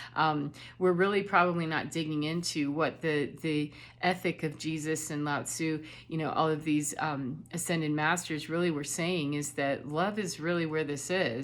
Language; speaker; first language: English; native; English